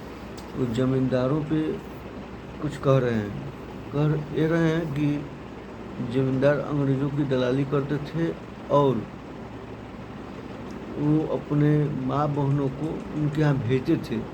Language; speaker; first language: Hindi; native; Hindi